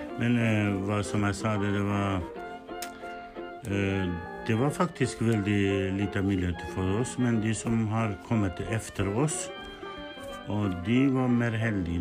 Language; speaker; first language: Norwegian; non-native, learner; Kurdish